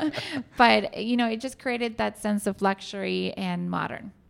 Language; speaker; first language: English; non-native, fluent; Spanish